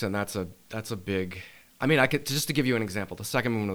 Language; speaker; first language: English; native; English